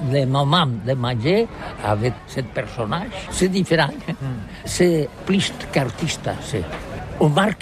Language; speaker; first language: French; non-native, learner; Catalan